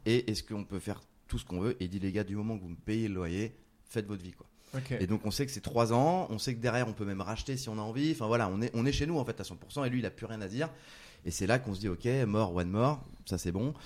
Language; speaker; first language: French; native; French